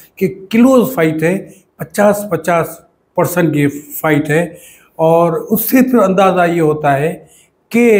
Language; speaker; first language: Urdu; non-native, local second language; Sindhi